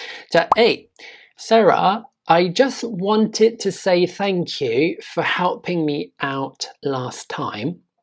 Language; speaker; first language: English; non-native, fluent; Korean